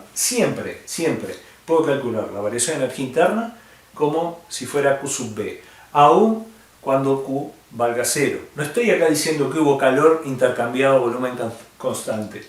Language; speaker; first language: Spanish; native; Spanish